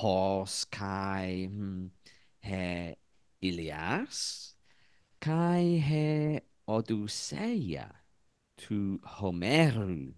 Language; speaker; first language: Greek; non-native, learner; English